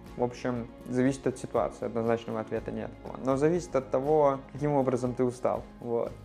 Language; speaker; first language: Russian; native; Russian